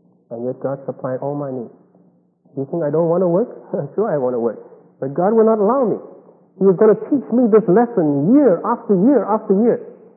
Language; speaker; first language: English; non-native, fluent; Chinese